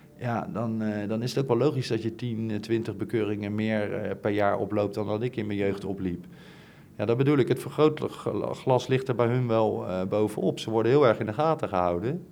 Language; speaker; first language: Dutch; native; Dutch